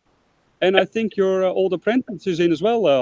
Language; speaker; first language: English; non-native, fluent; Dutch